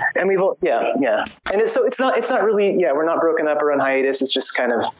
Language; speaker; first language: English; native; English